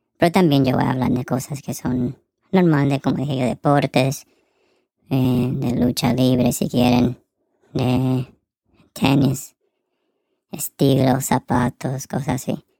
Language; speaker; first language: Spanish; early bilingual, heritage; Spanish